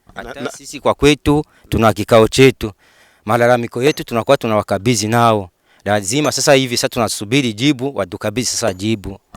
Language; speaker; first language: Swahili; non-native, fluent; Rundi